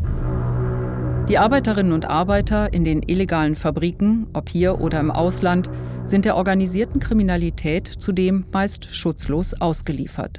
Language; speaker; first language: German; native; German